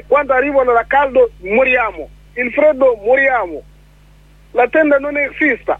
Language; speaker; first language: Italian; non-native, learner; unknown